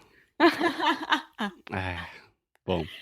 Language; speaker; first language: Portuguese; non-native, fluent; English